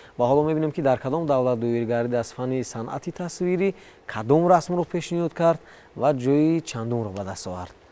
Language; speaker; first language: Tajik; native; Tajik